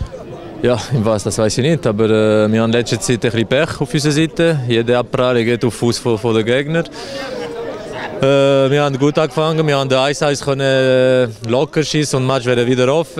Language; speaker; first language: German; non-native, local second language; French